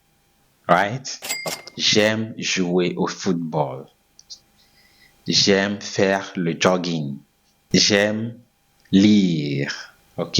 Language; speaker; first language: French; non-native, fluent; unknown